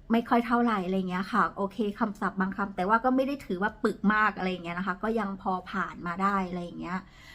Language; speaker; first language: Thai; native; Thai